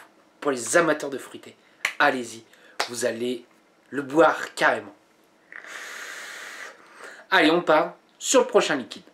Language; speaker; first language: French; native; French